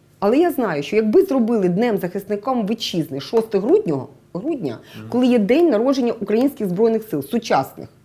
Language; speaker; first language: Ukrainian; native; Ukrainian